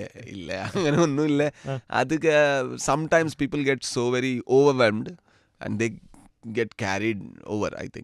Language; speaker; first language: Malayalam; non-native, learner; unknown